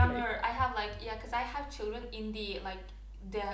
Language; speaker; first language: English; non-native, fluent; Norwegian